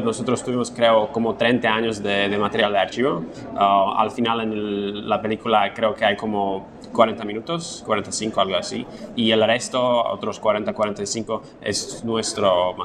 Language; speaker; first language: Spanish; non-native, fluent; Slovak